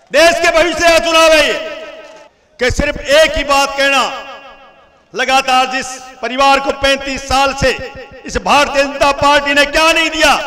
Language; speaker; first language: Hindi; native; Hindi